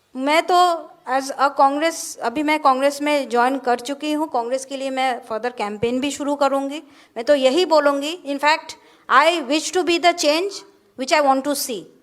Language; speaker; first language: Hindi; non-native, local second language; Bangla